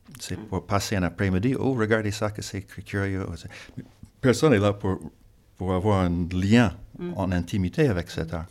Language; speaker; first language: French; non-native, fluent; English